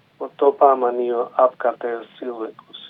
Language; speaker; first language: Latvian; non-native, local second language; Russian